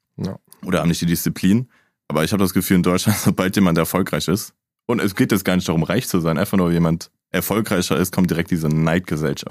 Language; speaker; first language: German; native; German